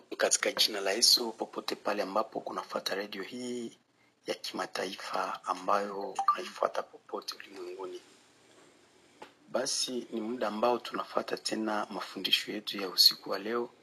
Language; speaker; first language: Swahili; native; Swahili